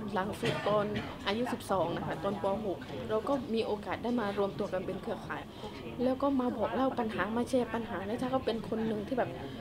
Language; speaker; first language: Thai; early bilingual, other home language; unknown